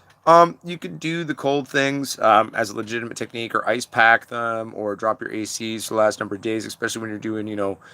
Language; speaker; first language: English; native; English